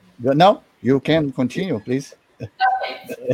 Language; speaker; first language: English; non-native, learner; Portuguese